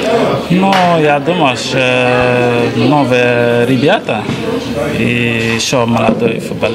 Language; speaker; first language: Russian; non-native, learner; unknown